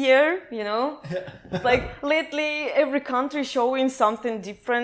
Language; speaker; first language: English; non-native, learner; Kazakh